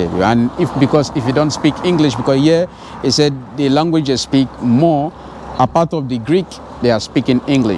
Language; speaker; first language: English; non-native, fluent; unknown